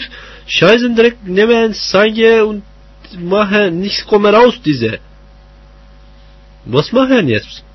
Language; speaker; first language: German; non-native, learner; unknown